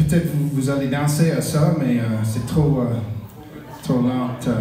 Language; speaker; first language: French; non-native, local second language; English